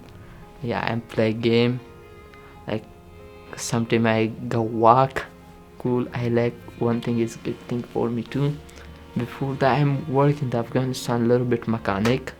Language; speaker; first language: English; non-native, learner; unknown